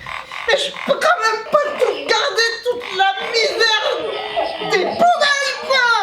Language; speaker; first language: French; native; French